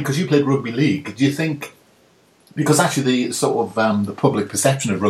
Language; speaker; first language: English; native; English